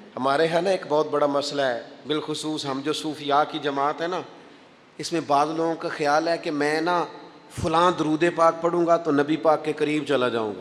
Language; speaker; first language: Urdu; non-native, local second language; Punjabi